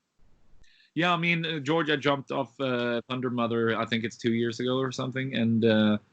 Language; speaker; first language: English; non-native, fluent; Swedish